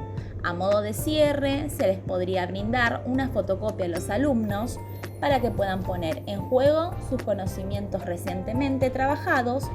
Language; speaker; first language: Spanish; native; Spanish